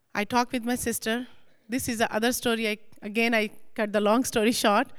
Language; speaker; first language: English; non-native, local second language; Punjabi